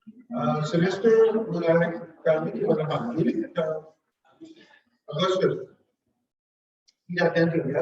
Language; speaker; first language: Indonesian; non-native, fluent; English